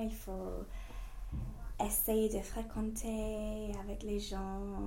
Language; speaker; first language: French; non-native, fluent; English